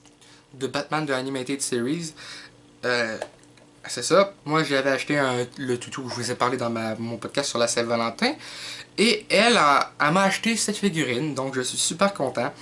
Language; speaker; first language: French; native; French